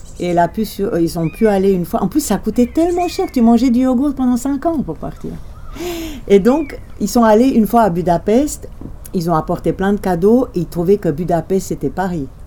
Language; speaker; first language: French; non-native, fluent; Romanian